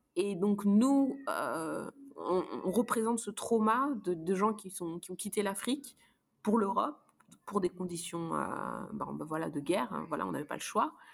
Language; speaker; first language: French; native; French